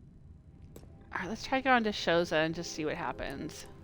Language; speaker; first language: English; native; English